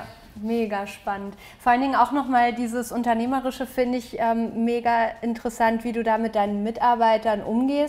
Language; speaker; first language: German; native; German